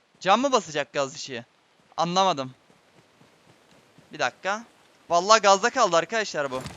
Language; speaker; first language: Turkish; native; Turkish